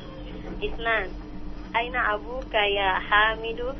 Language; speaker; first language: Arabic; non-native, learner; Indonesian